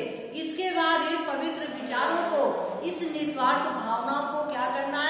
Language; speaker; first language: Hindi; native; Hindi